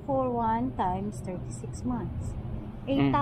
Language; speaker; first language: English; non-native, local second language; Filipino